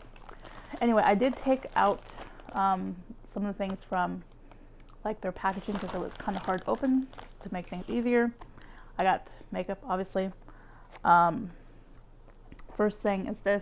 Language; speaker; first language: English; native; English